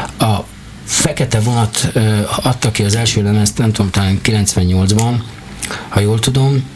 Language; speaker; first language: Hungarian; native; Hungarian